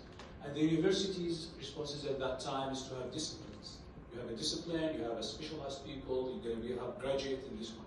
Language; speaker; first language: English; non-native, fluent; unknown